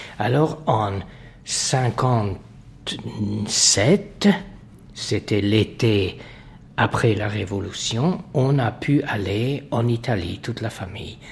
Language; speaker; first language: French; non-native, fluent; Hungarian